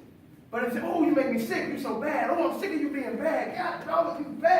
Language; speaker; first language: English; native; English